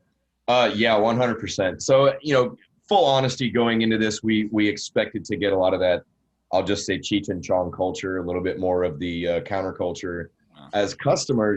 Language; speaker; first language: English; native; English